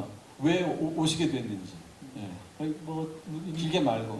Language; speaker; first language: Korean; native; Korean